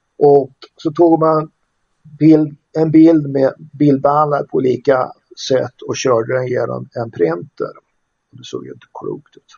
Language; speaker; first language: Swedish; native; Swedish